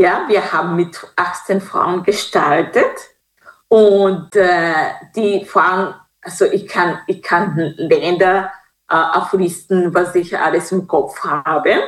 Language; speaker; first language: German; non-native, fluent; Kinyarwanda